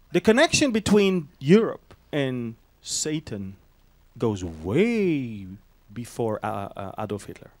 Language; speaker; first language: English; non-native, fluent; Hebrew